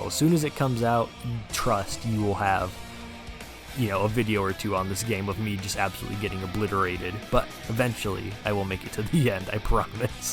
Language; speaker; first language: English; native; English